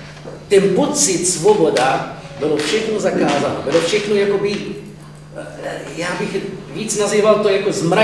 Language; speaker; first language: Czech; non-native, fluent; Arabic